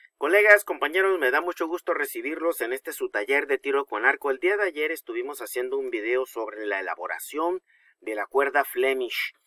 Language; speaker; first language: Spanish; native; Spanish